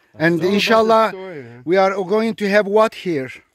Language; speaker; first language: English; non-native, fluent; Turkish